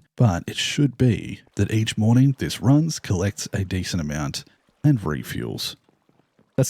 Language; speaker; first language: English; native; English